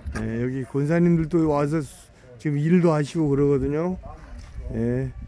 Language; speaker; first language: Korean; native; Korean